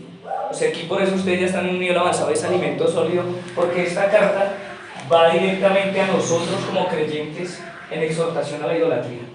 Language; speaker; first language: Spanish; native; Spanish